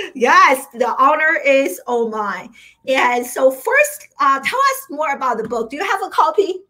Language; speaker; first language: English; non-native, fluent; Chinese